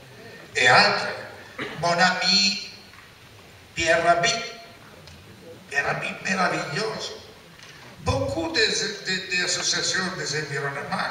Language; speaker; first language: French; non-native, learner; Italian